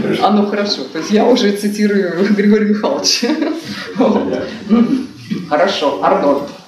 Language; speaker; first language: Russian; native; Russian